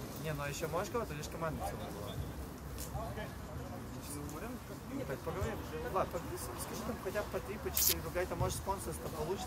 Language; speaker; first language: Russian; native; Russian